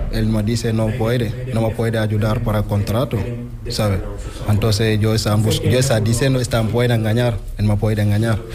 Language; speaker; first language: Spanish; non-native, learner; Wolof